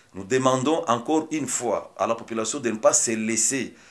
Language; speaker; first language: French; non-native, local second language; Swahili